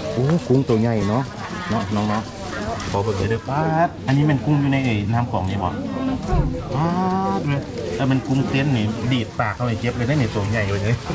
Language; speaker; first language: Thai; native; Thai